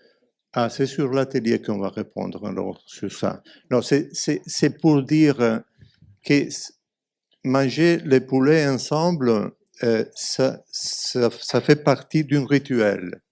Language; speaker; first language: French; non-native, fluent; Italian